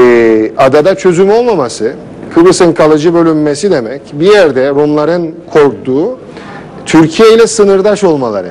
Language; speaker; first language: Turkish; native; Turkish